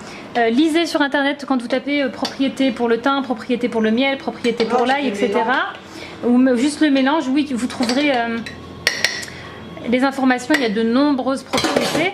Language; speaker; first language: French; native; French